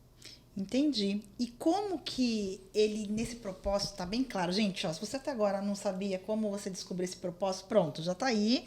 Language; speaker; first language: Portuguese; native; Portuguese